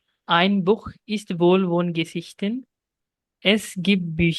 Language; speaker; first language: German; non-native, fluent; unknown